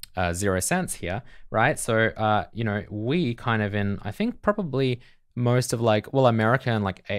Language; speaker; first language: English; native; English